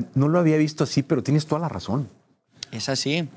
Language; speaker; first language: Spanish; native; Spanish